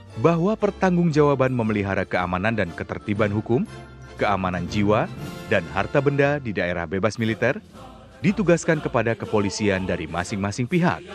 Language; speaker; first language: Indonesian; native; Indonesian